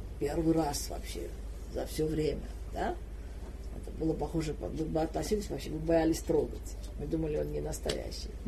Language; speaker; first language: Russian; non-native, local second language; Armenian